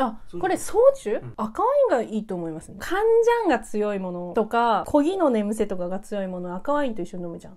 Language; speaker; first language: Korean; non-native, learner; Japanese